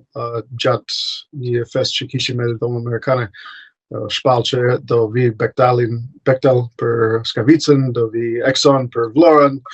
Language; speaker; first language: Albanian; non-native, fluent; English